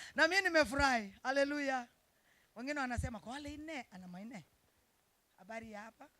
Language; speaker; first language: Swahili; non-native, local second language; Kalenjin